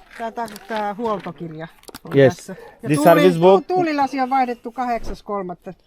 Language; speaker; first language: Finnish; non-native, learner; Bangla